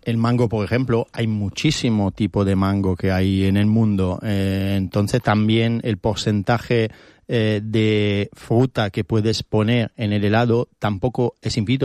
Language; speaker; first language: Spanish; non-native, fluent; Italian